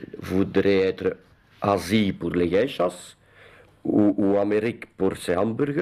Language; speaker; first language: French; non-native, local second language; Dutch